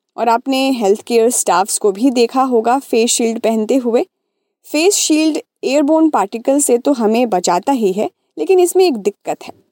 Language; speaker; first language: Hindi; native; Hindi